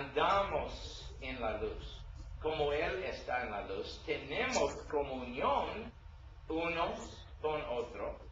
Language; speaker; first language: Spanish; non-native, learner; English